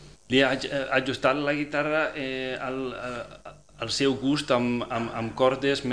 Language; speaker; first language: Catalan; non-native, fluent; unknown